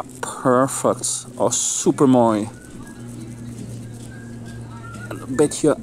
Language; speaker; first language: Dutch; non-native, learner; French